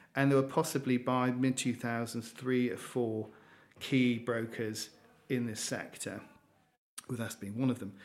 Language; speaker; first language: English; native; English